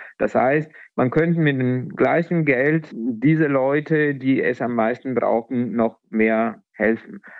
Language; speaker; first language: German; non-native, fluent; Italian